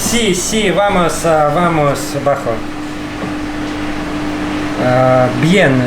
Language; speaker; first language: Spanish; non-native, learner; Russian